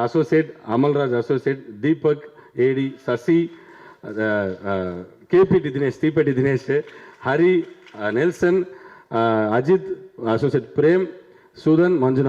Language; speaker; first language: Tamil; native; Tamil